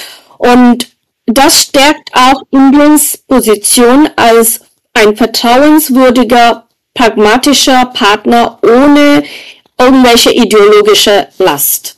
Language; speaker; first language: German; non-native, fluent; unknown